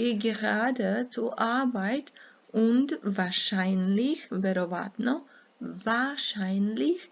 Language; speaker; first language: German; non-native, fluent; Serbian